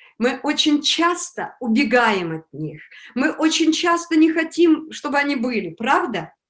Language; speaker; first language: Russian; native; Russian